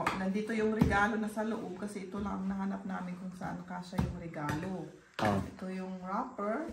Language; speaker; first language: Filipino; non-native, fluent; German